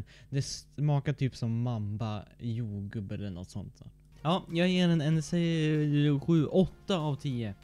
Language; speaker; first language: Swedish; native; Swedish